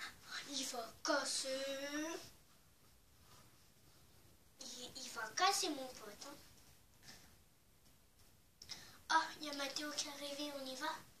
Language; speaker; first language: French; native; French